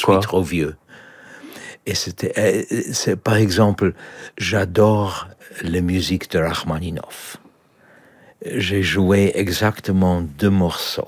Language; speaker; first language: French; non-native, learner; Polish